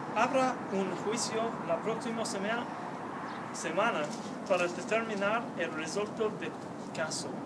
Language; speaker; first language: Spanish; non-native, learner; English